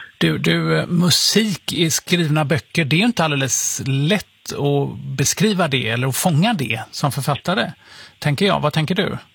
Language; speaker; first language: Swedish; native; Swedish